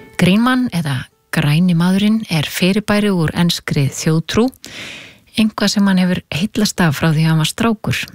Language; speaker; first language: Icelandic; native; Icelandic